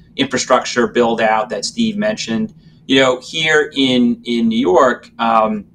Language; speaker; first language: English; native; English